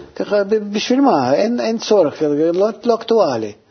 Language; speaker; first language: Hebrew; non-native, fluent; Russian